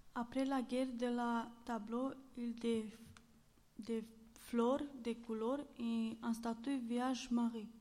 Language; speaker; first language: French; non-native, learner; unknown